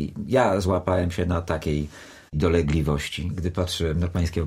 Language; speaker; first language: Polish; native; Polish